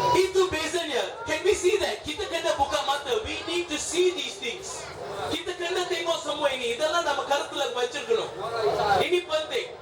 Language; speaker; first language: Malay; non-native, local second language; Tamil